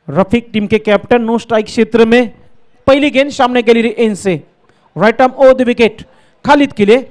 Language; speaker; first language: Hindi; non-native, local second language; Marathi